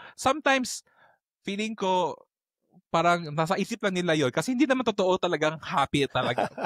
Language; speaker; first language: Filipino; non-native, local second language; Cebuano